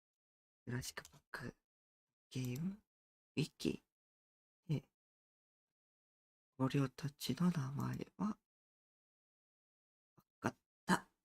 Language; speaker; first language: Japanese; non-native, learner; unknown